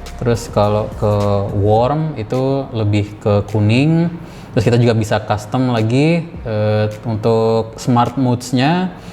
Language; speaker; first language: Indonesian; native; Indonesian